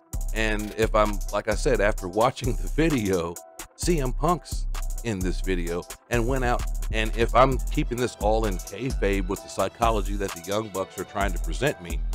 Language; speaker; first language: English; native; English